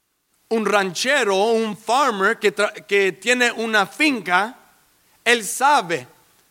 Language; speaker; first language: Spanish; early bilingual, heritage; English